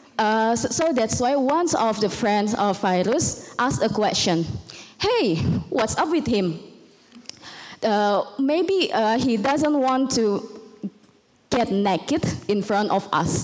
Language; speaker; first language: English; non-native, learner; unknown